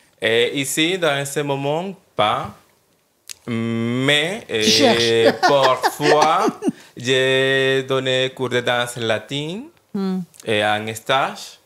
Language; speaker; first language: French; non-native, learner; Spanish